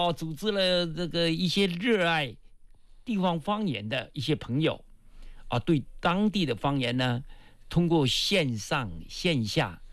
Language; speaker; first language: Chinese; non-native, local second language; Min Nan Chinese